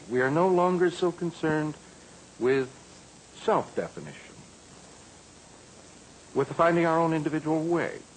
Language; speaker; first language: English; native; English